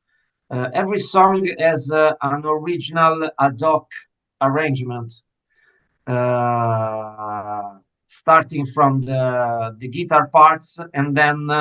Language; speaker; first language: English; non-native, fluent; Italian